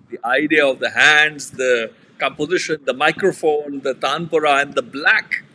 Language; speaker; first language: English; non-native, local second language; Punjabi